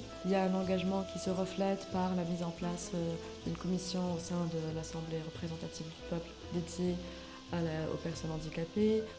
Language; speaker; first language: French; non-native, local second language; Arabic